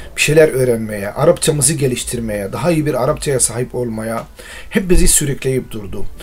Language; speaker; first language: Turkish; non-native, local second language; Arabic